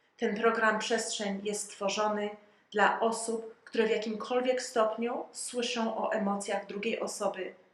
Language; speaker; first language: Polish; early bilingual, heritage; Polish